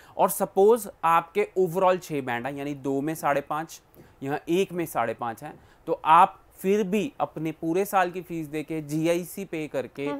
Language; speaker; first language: Hindi; non-native, local second language; Punjabi